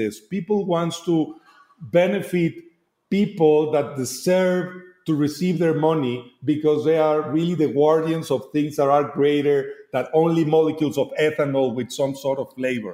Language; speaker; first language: English; non-native, fluent; Spanish